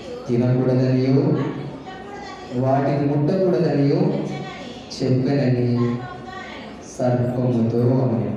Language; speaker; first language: Telugu; native; Telugu